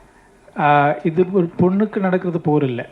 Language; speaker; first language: Tamil; non-native, learner; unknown